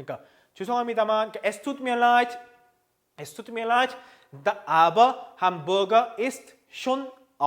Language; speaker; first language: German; non-native, fluent; Korean